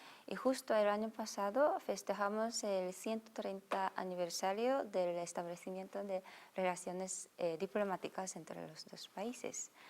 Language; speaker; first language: Spanish; non-native, fluent; Japanese